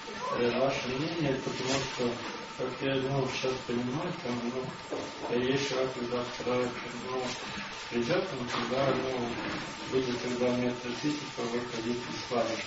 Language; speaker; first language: Russian; non-native, learner; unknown